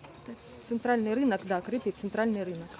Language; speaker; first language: Russian; native; Russian